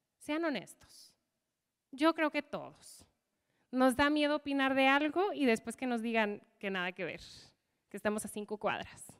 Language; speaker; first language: Spanish; non-native, fluent; English